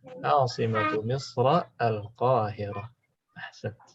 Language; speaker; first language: Arabic; non-native, fluent; Indonesian